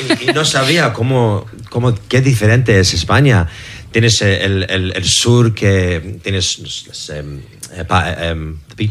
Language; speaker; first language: Spanish; non-native, learner; English